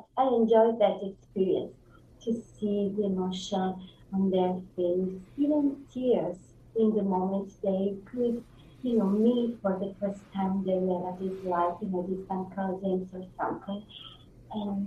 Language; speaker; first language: English; non-native, fluent; Italian